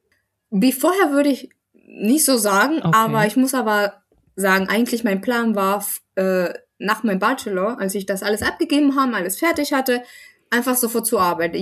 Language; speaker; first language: German; non-native, fluent; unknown